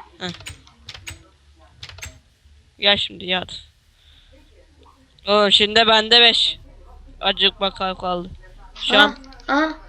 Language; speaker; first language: Turkish; native; Turkish